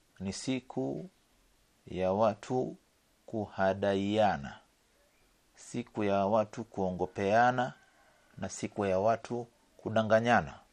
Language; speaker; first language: Swahili; native; Swahili